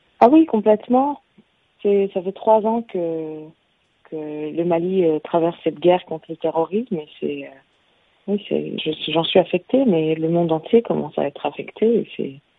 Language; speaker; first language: French; non-native, local second language; Bambara